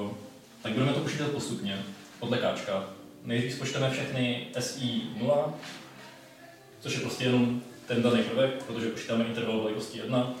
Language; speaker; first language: Czech; native; Czech